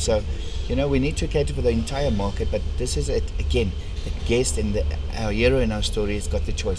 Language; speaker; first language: English; non-native, local second language; Afrikaans